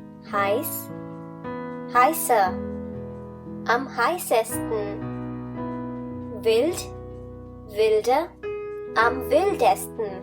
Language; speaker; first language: German; non-native, fluent; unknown